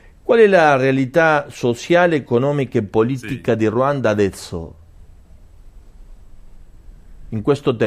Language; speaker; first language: Italian; non-native, fluent; Spanish